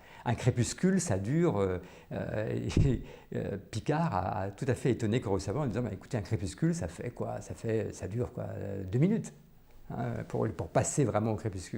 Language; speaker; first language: French; native; French